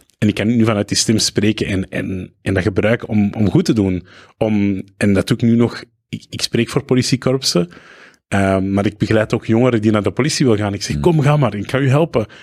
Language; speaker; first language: Dutch; early bilingual, other home language; Arabic